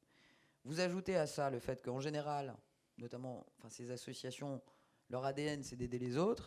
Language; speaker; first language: French; native; French